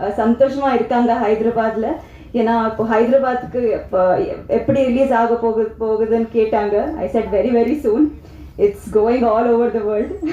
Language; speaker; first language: Tamil; non-native, learner; Telugu